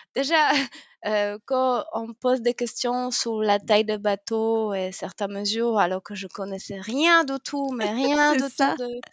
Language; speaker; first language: French; non-native, fluent; Polish